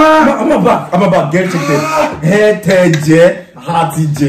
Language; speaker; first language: Turkish; non-native, fluent; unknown